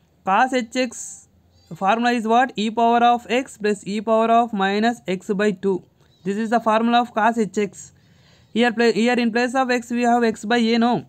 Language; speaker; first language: English; non-native, local second language; Telugu